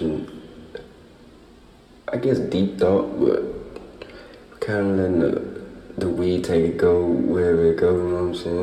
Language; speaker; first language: English; native; English